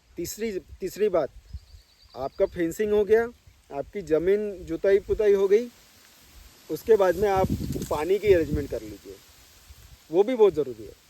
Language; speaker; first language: Hindi; non-native, local second language; Marathi